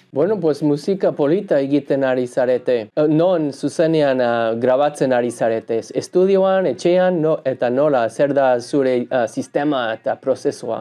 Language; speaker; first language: Basque; non-native, learner; English